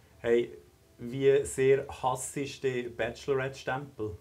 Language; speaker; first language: German; native; German